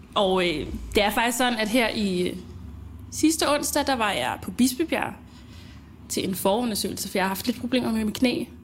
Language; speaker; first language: Danish; early bilingual, other home language; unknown